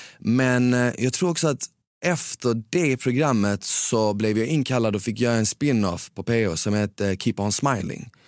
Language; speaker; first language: Swedish; early bilingual, other home language; Bosnian